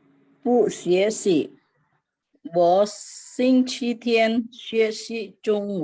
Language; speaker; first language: Chinese; non-native, learner; Indonesian